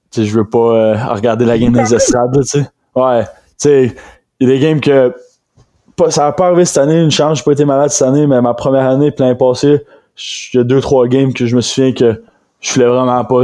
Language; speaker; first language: French; native; French